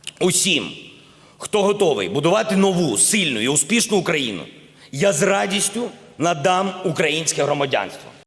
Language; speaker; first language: Ukrainian; non-native, local second language; Russian